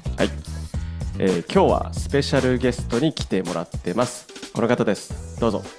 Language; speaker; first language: Japanese; native; Japanese